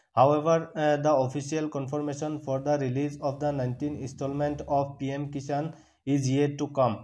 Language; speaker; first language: English; non-native, local second language; Assamese